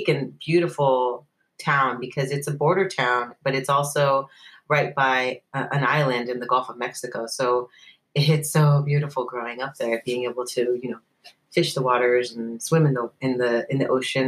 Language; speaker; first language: English; native; English